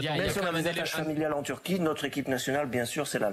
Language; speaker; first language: French; native; French